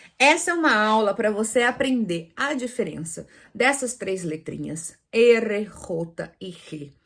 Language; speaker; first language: Portuguese; native; Portuguese